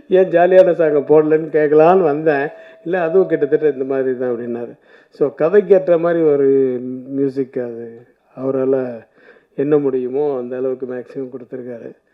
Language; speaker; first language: Tamil; native; Tamil